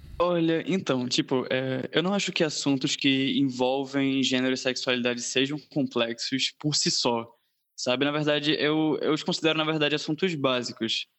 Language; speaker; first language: Portuguese; native; Portuguese